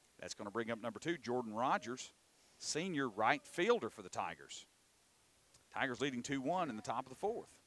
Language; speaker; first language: English; native; English